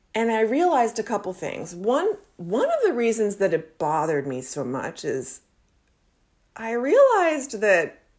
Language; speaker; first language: English; native; English